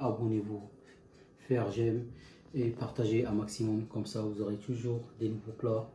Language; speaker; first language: French; non-native, local second language; Arabic